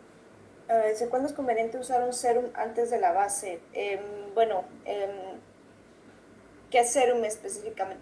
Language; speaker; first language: Spanish; native; Spanish